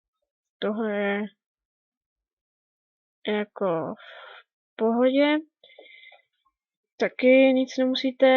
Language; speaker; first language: Czech; native; Czech